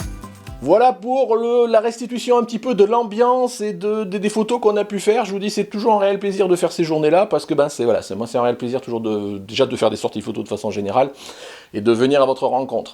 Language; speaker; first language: French; native; French